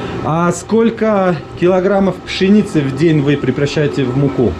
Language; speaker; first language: Russian; non-native, local second language; Tajik